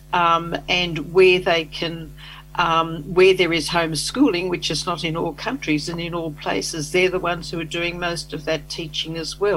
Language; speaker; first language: English; native; English